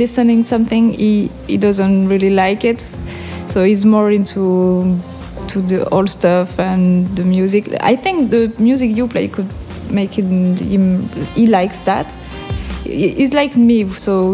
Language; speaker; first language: English; non-native, learner; French